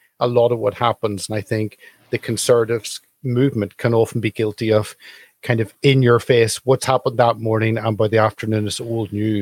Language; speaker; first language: English; native; English